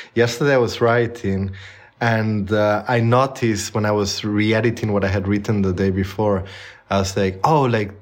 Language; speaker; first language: English; non-native, fluent; Spanish